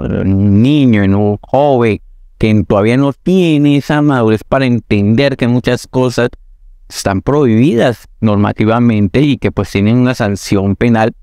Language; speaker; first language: Spanish; native; Spanish